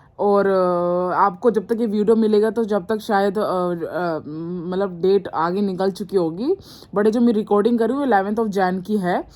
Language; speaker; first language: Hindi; non-native, local second language; Mizo